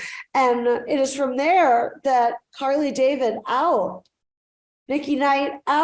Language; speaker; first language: English; native; English